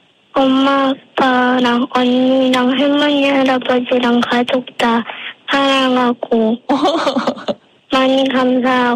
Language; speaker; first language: Korean; early bilingual, other home language; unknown